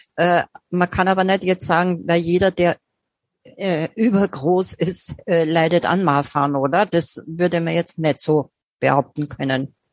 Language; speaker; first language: German; native; German